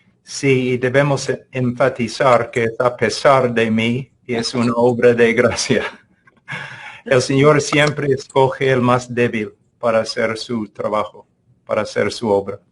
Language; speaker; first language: Spanish; non-native, fluent; English